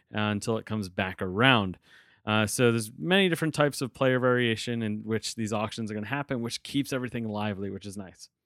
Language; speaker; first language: English; native; English